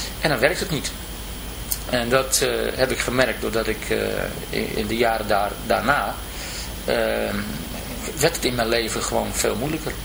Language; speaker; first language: Dutch; native; Dutch